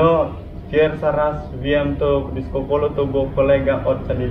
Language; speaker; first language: Polish; non-native, learner; Balinese